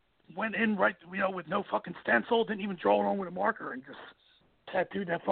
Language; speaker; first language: English; native; English